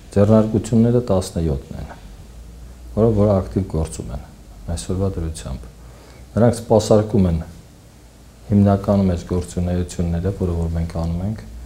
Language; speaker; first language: Armenian; native; Armenian